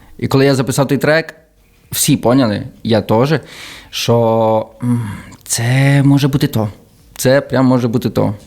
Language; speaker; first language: Ukrainian; early bilingual, heritage; Ukrainian